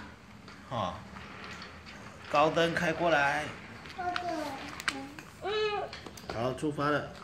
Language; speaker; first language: Chinese; native; Chinese